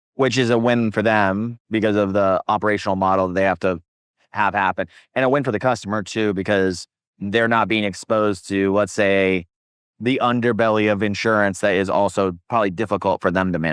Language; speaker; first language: English; native; English